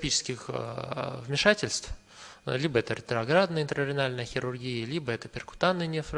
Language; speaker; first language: Russian; native; Russian